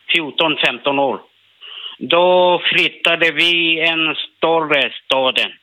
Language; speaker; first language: Swedish; non-native, learner; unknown